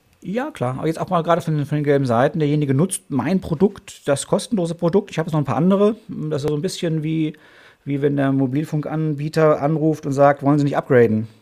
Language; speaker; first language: German; native; German